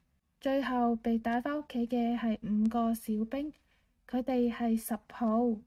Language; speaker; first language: Cantonese; native; Cantonese